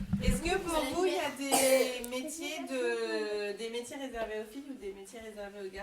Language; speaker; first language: French; native; French